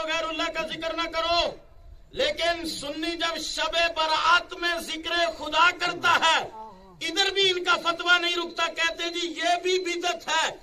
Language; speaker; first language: Hindi; native; Hindi